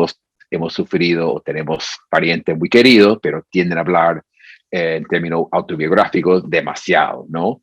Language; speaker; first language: Spanish; non-native, fluent; English